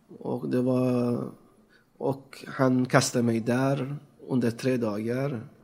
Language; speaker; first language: Swedish; non-native, fluent; Persian